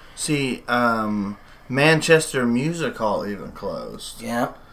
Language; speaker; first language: English; native; English